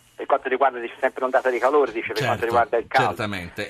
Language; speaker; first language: Italian; native; Italian